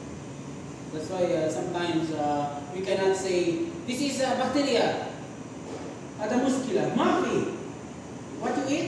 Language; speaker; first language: English; non-native, local second language; Filipino